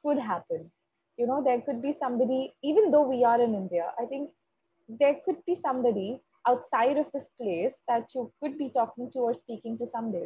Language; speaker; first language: English; non-native, local second language; Hindi